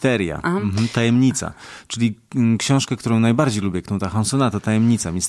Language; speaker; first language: Russian; non-native, learner; Polish